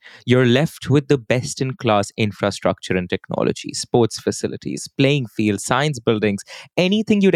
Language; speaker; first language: English; non-native, local second language; Hindi